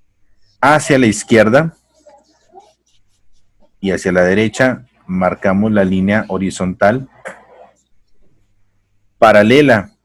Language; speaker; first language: Spanish; native; Spanish